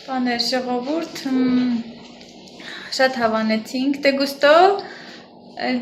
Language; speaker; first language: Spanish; non-native, learner; Armenian